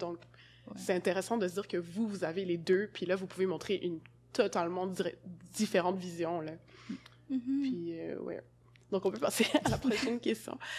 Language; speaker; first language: French; native; French